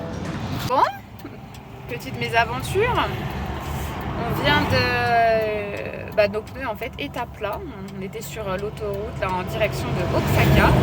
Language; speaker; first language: French; native; French